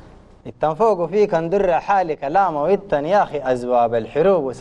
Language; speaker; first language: Arabic; native; Arabic